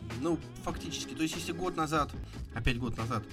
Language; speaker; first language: Russian; native; Russian